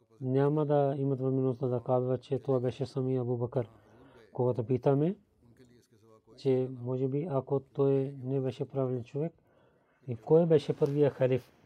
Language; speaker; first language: Bulgarian; non-native, learner; Urdu